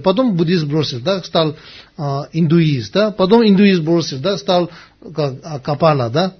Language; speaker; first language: Russian; non-native, learner; Tibetan